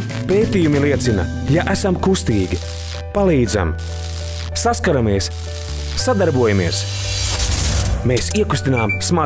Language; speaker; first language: Latvian; native; Latvian